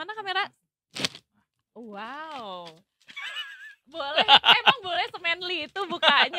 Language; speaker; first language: Indonesian; native; Indonesian